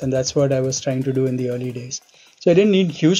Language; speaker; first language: English; non-native, local second language; Hindi